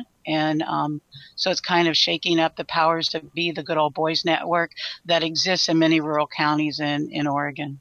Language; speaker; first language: English; native; English